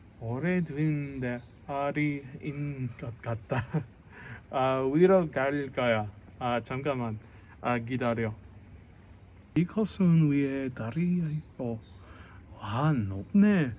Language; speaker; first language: Korean; non-native, learner; English